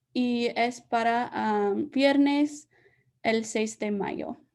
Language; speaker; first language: Spanish; early bilingual, heritage; Spanish